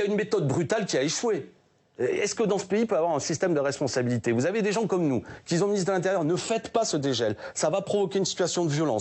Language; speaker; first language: French; native; French